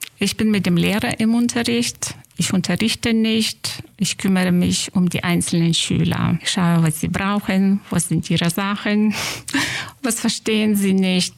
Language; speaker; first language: German; non-native, fluent; Lithuanian